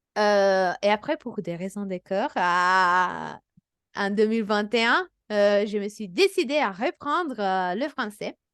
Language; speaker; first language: French; non-native, fluent; Italian